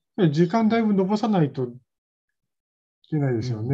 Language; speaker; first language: Japanese; native; Japanese